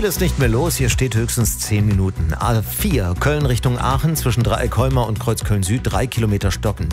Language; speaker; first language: German; native; German